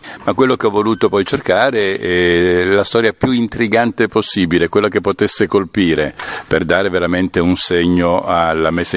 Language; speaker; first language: Italian; native; Italian